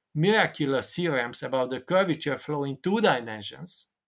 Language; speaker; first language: English; non-native, fluent; Hungarian